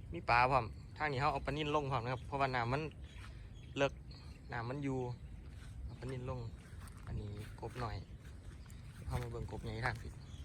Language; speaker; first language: Thai; non-native, local second language; Northeastern Thai